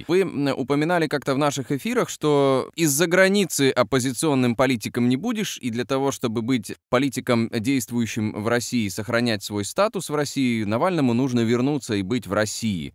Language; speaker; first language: Russian; native; Russian